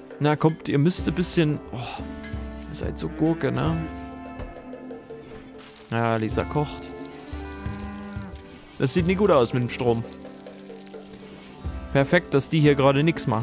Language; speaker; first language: German; native; German